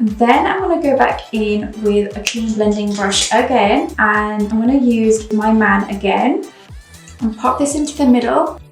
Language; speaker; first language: English; native; English